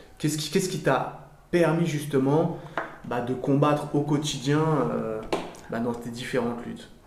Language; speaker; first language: French; native; French